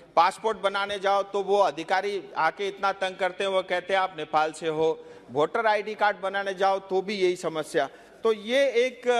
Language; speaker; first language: Hindi; non-native, local second language; Nepali